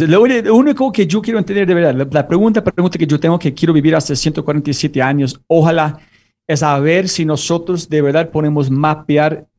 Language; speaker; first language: Spanish; non-native, fluent; English